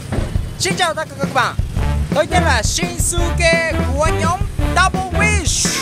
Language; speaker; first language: Vietnamese; non-native, learner; Japanese